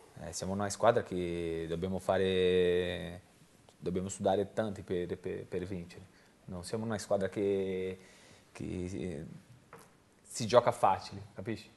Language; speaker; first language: Italian; non-native, learner; Portuguese